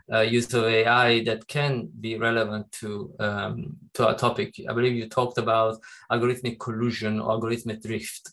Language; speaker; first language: English; non-native, fluent; Italian